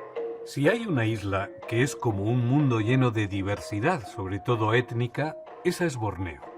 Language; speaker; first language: Spanish; native; Spanish